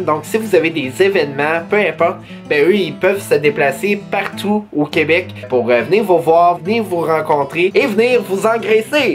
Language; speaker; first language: French; native; French